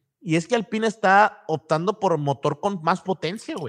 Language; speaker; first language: Spanish; native; Spanish